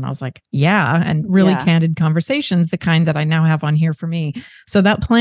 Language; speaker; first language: English; native; English